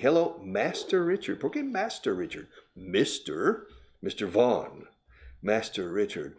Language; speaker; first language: Spanish; non-native, fluent; English